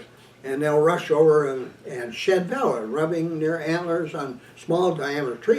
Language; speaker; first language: English; native; English